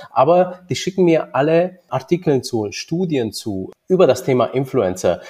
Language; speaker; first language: German; early bilingual, other home language; Romanian